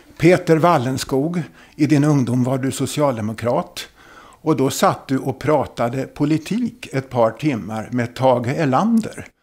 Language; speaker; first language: Swedish; native; Swedish